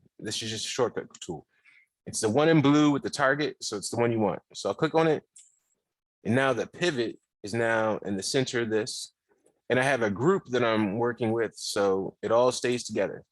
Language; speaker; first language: English; native; English